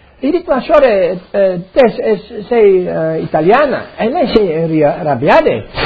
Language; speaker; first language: Italian; non-native, learner; Friulian